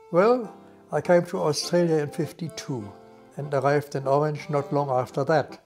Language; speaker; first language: English; non-native, fluent; German